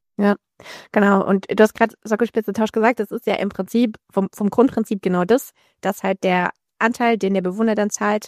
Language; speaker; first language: German; native; German